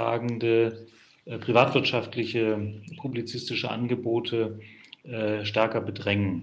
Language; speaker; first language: German; native; German